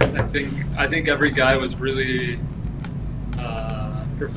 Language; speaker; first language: English; early bilingual, other home language; Spanish